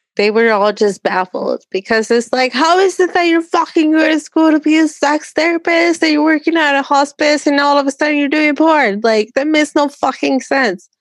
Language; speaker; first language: English; early bilingual, other home language; Spanish